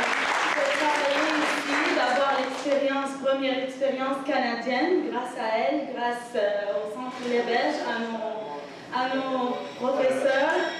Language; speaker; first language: French; non-native, fluent; Armenian